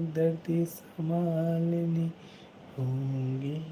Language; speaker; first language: Hindi; non-native, local second language; Bangla